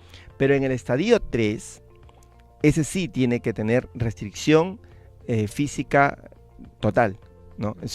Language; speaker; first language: Spanish; native; Spanish